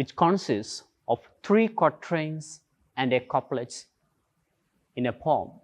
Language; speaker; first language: English; non-native, local second language; Malayalam